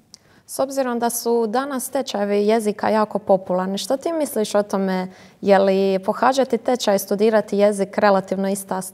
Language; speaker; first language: Croatian; native; Croatian